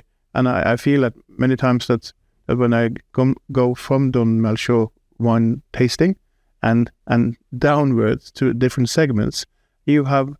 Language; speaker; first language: English; non-native, fluent; Norwegian